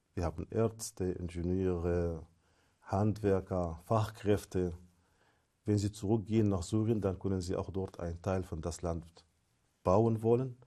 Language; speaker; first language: German; non-native, fluent; Arabic